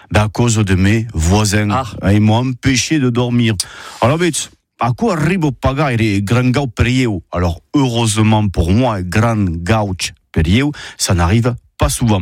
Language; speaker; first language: French; native; French